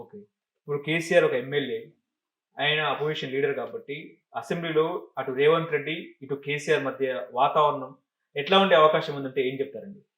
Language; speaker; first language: Telugu; native; Telugu